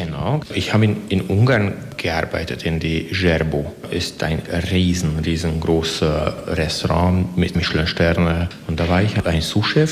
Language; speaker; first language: German; non-native, learner; Hungarian